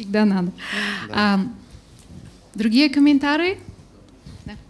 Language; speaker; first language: Russian; non-native, learner; Bulgarian